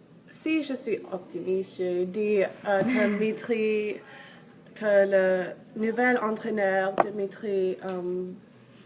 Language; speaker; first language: French; non-native, learner; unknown